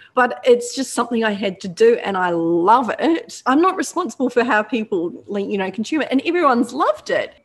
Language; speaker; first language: English; native; English